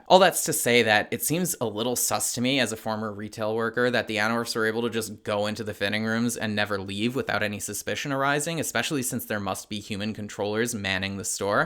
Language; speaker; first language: English; native; English